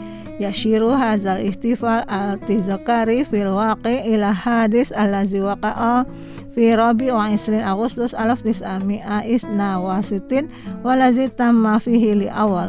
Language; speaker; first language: Arabic; non-native, fluent; Indonesian